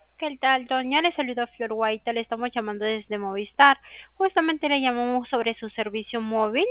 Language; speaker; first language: Spanish; native; Spanish